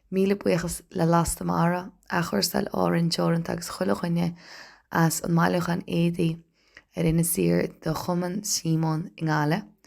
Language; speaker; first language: Irish; native; Irish